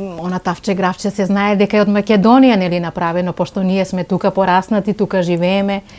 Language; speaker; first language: Macedonian; non-native, local second language; Romany